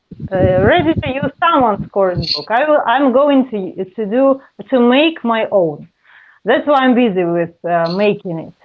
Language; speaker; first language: English; non-native, fluent; Russian